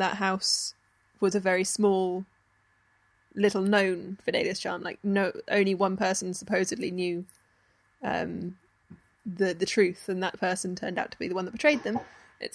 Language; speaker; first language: English; native; English